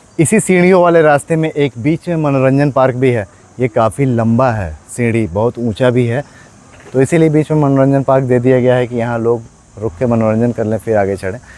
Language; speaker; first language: Hindi; native; Hindi